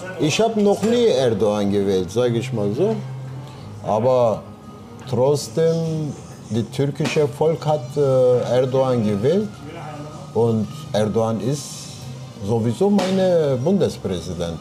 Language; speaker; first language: German; non-native, fluent; Turkish